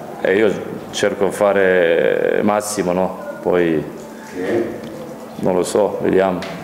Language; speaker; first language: Italian; non-native, fluent; Serbian